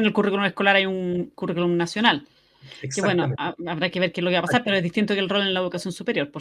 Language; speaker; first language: Spanish; native; Spanish